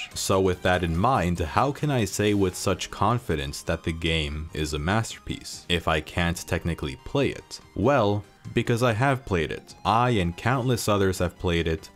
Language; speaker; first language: English; native; English